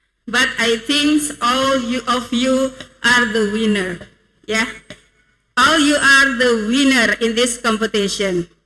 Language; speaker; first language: English; non-native, learner; Indonesian